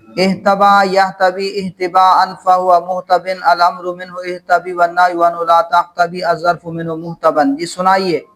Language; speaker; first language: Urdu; non-native, local second language; Punjabi